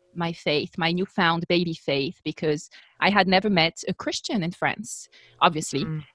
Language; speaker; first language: English; non-native, fluent; French